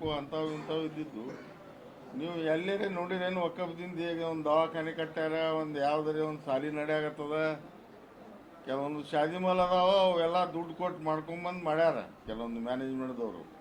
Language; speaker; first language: Kannada; non-native, local second language; Urdu